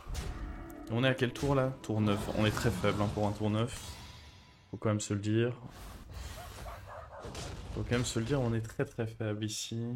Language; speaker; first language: French; native; French